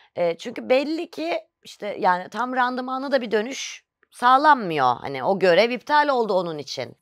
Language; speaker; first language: Turkish; native; Turkish